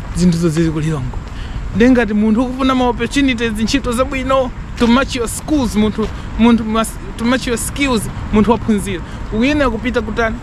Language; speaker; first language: Nyanja; non-native, local second language; Tumbuka